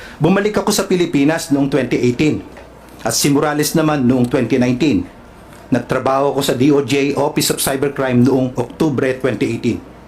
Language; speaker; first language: Filipino; non-native, local second language; Cebuano